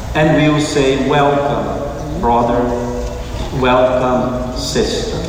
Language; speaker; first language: English; non-native, fluent; Portuguese